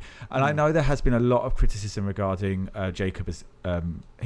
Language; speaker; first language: English; native; English